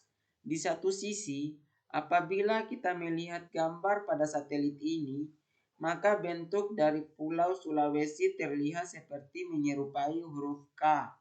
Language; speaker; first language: Indonesian; native; Indonesian